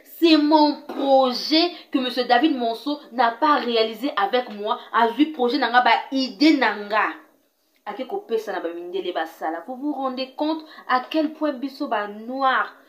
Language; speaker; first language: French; non-native, local second language; Lingala